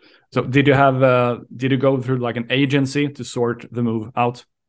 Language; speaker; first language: English; non-native, fluent; Swedish